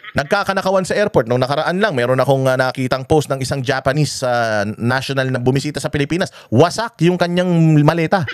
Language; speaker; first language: Filipino; native; Filipino